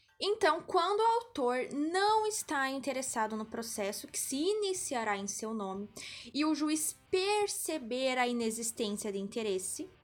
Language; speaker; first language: Portuguese; native; Portuguese